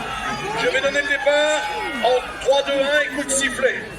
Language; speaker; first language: French; native; French